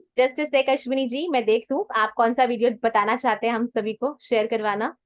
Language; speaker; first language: Hindi; non-native, local second language; Punjabi